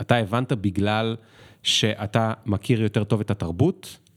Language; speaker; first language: Hebrew; native; Hebrew